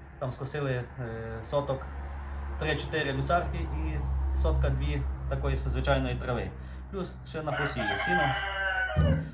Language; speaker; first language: Ukrainian; native; Ukrainian